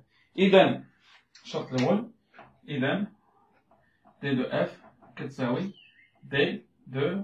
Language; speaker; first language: Arabic; native; Arabic